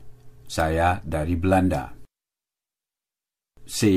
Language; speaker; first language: Indonesian; non-native, fluent; Dutch